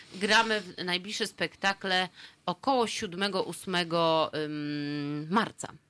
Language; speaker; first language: Polish; native; Polish